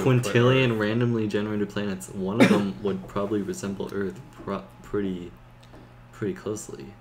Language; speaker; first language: English; native; English